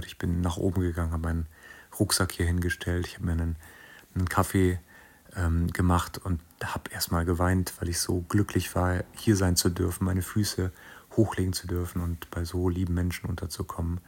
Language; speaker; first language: German; native; German